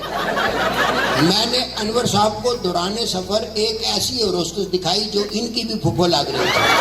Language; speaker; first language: Urdu; non-native, local second language; Punjabi